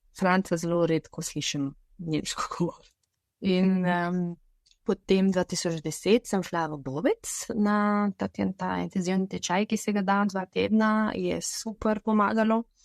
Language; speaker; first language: Slovenian; non-native, fluent; Bulgarian